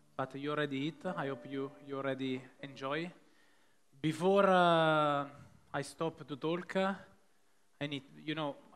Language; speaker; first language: English; non-native, fluent; Italian